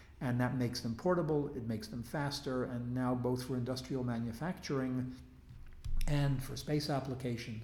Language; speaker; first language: English; native; English